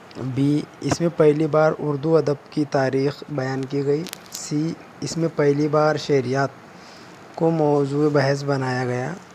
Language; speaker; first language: Urdu; native; Urdu